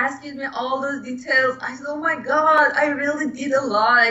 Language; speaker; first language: English; non-native, learner; Persian